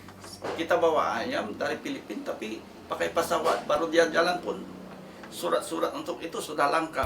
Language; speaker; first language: Indonesian; non-native, fluent; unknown